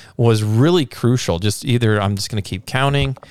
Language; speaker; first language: English; native; English